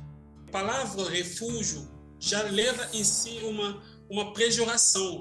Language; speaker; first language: Portuguese; non-native, fluent; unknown